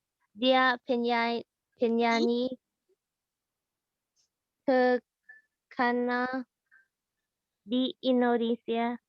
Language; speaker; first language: Indonesian; non-native, learner; Thai